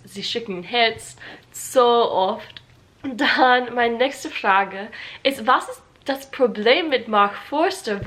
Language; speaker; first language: German; non-native, learner; English